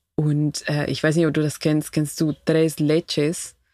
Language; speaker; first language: German; non-native, fluent; Spanish